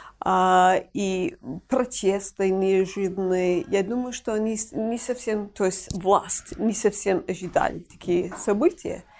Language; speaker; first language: Russian; non-native, fluent; English